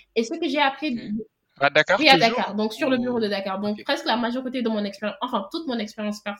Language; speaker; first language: French; non-native, local second language; Wolof